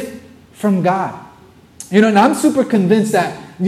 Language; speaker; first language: English; native; English